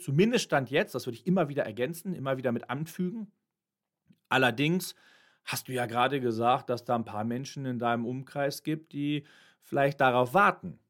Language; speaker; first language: German; native; German